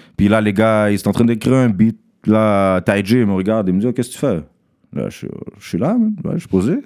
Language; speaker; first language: French; early bilingual, other home language; Russian